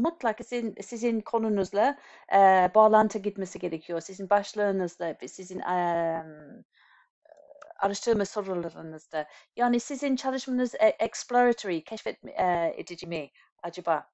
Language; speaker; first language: Turkish; non-native, fluent; English